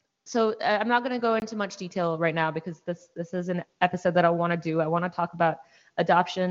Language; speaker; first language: English; non-native, local second language; Hindi